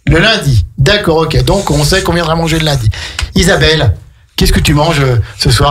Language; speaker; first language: French; native; French